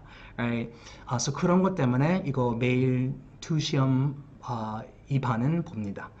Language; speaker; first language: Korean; early bilingual, heritage; English